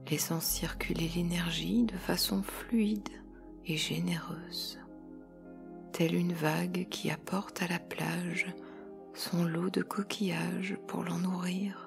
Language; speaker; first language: French; native; French